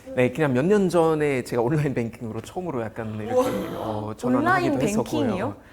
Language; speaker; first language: Korean; non-native, fluent; German